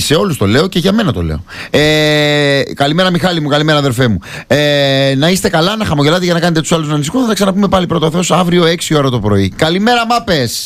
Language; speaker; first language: Greek; native; Greek